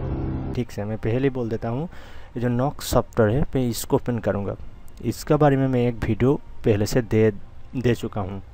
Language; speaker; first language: Hindi; non-native, local second language; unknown